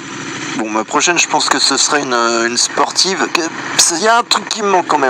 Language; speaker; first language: French; native; French